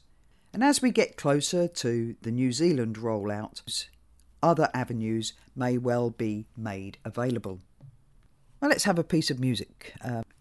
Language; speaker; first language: English; native; English